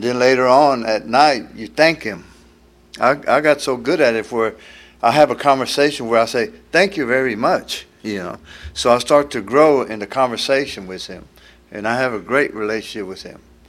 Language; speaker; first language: English; early bilingual, other home language; Spanish